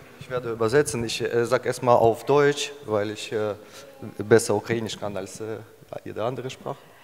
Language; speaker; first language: German; non-native, learner; Ukrainian